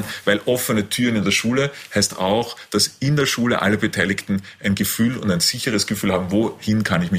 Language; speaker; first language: German; native; German